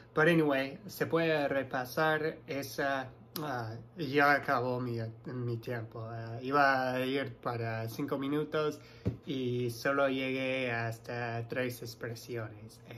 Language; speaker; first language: Spanish; non-native, fluent; English